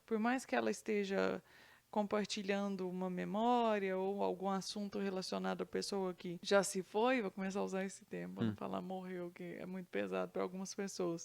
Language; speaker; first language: Portuguese; native; Portuguese